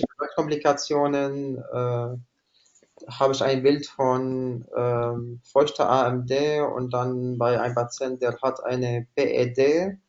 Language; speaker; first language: German; non-native, fluent; Arabic